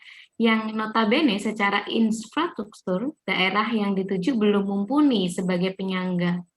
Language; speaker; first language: Indonesian; native; Indonesian